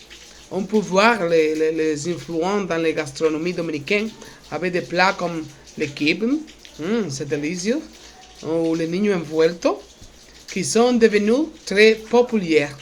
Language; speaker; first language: French; non-native, learner; Spanish